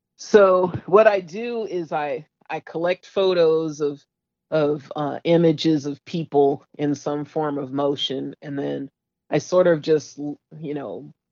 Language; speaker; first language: English; native; English